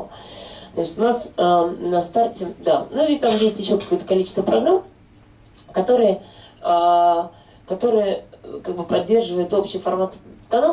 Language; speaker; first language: Russian; native; Russian